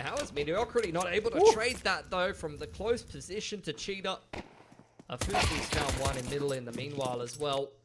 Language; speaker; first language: English; native; English